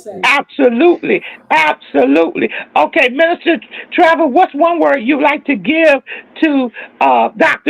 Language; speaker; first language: English; native; English